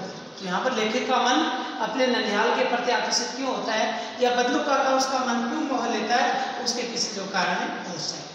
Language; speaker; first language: Hindi; native; Hindi